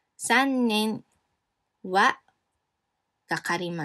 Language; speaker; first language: Japanese; non-native, fluent; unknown